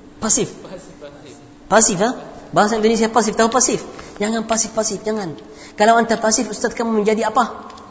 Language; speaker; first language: Indonesian; non-native, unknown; Arabic